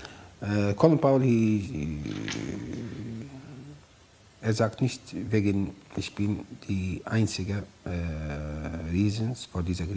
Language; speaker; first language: German; non-native, learner; Arabic